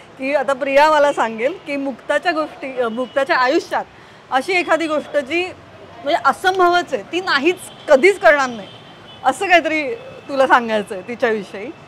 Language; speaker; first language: Marathi; native; Marathi